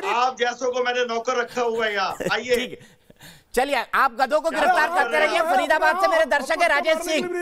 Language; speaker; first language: Hindi; native; Hindi